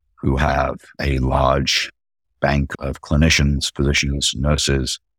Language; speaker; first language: English; native; English